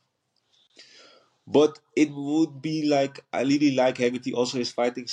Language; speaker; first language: English; non-native, fluent; Dutch